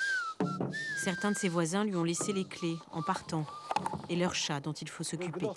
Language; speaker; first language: French; native; French